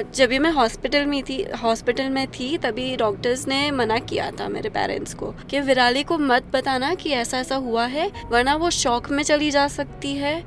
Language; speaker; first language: Hindi; early bilingual, heritage; Hindi